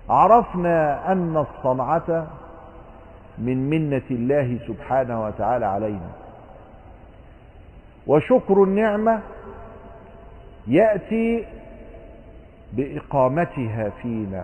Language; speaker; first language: Arabic; native; Arabic